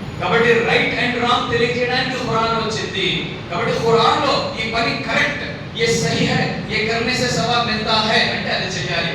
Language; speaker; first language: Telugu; non-native, local second language; Urdu